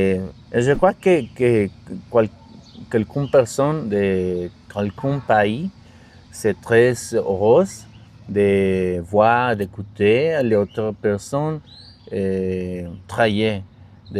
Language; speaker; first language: French; non-native, learner; Spanish